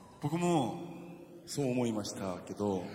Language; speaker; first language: Japanese; non-native, fluent; Korean